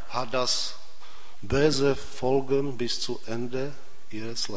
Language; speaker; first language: German; non-native, fluent; Czech